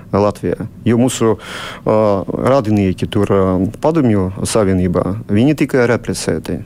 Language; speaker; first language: Latvian; non-native, local second language; Russian